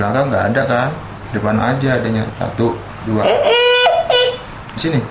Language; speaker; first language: Indonesian; native; Indonesian